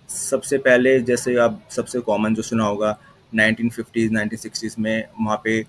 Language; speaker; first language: Hindi; native; Hindi